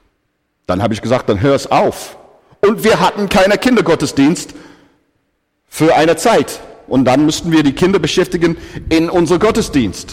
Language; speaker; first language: German; non-native, fluent; English